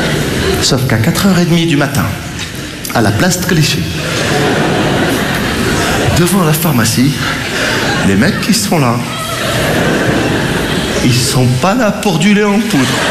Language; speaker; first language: French; native; French